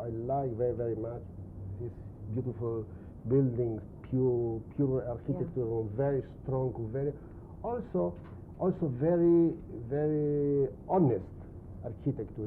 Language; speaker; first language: English; non-native, learner; Spanish